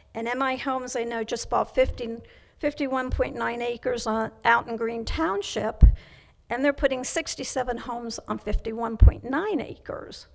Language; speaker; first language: English; native; English